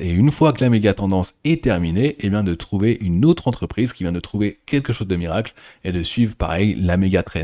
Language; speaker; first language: French; native; French